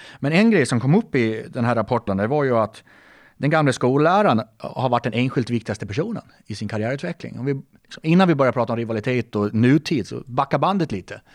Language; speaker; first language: Swedish; native; Swedish